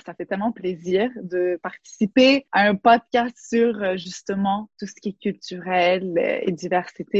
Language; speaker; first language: French; native; French